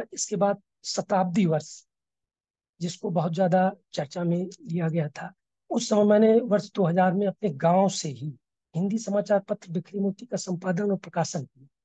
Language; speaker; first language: Hindi; native; Hindi